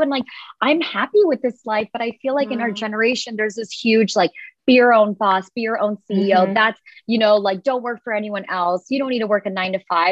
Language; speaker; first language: English; native; English